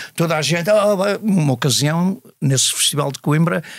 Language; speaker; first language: Portuguese; native; Portuguese